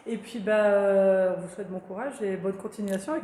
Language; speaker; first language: French; native; French